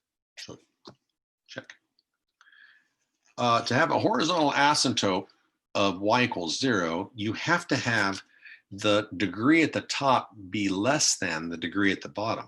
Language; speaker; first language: English; native; English